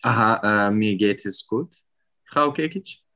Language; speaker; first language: German; non-native, learner; Serbian